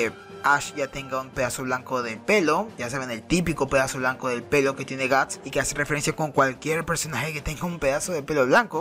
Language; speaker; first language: Spanish; native; Spanish